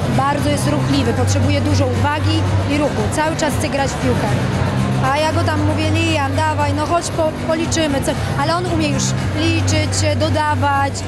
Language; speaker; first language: Polish; early bilingual, other home language; Russian